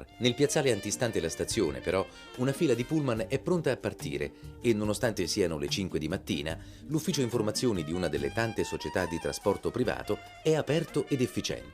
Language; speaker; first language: Italian; native; Italian